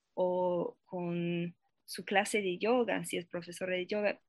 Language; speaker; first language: Spanish; non-native, fluent; English